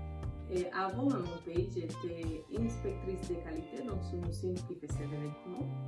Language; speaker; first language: French; non-native, learner; Spanish